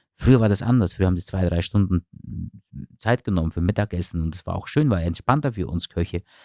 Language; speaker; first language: German; early bilingual, other home language; Turkish